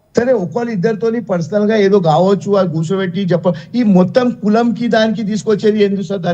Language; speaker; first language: Telugu; non-native, local second language; Gujarati